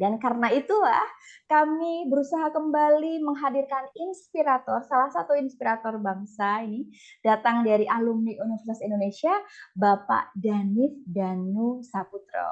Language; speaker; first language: Indonesian; native; Indonesian